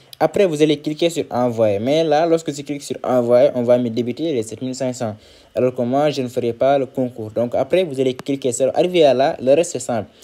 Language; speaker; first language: French; non-native, local second language; Wolof